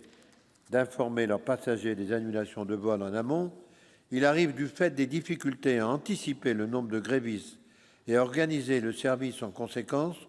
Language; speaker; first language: French; native; French